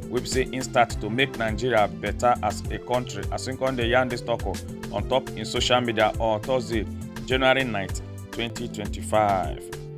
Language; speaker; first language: Nigerian Pidgin; native; Nigerian Pidgin